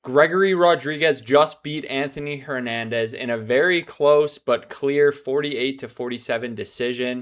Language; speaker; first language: English; native; English